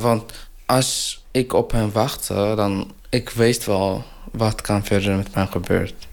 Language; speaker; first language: Dutch; non-native, learner; Tigrinya